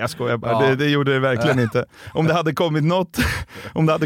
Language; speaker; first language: Swedish; native; Swedish